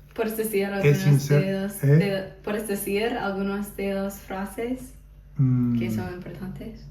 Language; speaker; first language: Spanish; non-native, fluent; English